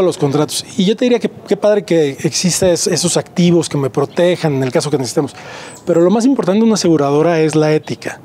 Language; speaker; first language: Spanish; native; Spanish